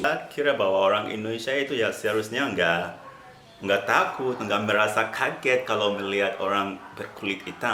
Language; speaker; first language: Indonesian; non-native, fluent; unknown